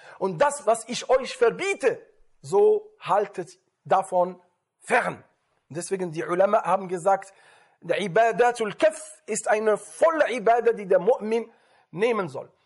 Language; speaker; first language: German; non-native, fluent; Arabic